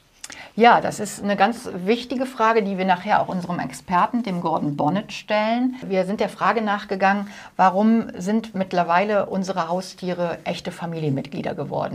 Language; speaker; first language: German; native; German